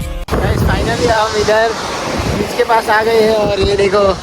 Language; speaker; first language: Hindi; non-native, local second language; Gujarati